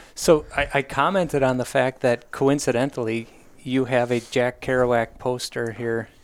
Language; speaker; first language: English; native; English